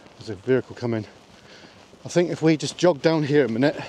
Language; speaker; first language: English; native; English